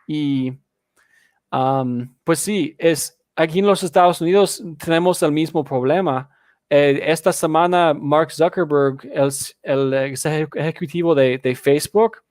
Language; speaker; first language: Spanish; non-native, fluent; English